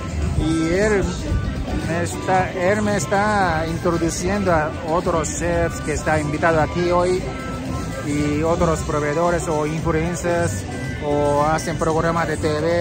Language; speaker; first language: Spanish; non-native, learner; Japanese